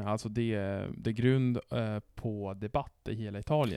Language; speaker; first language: Swedish; non-native, fluent; Italian